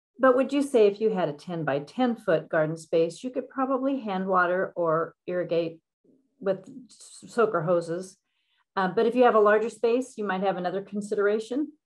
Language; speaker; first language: English; native; English